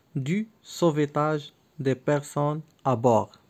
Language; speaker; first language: French; non-native, local second language; Arabic